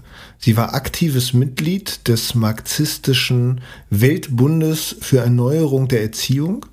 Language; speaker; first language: German; native; German